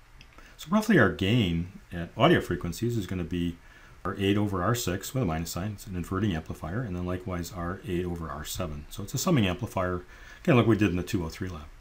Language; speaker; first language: English; native; English